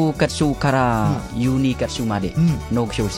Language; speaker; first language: Japanese; non-native, learner; Khmer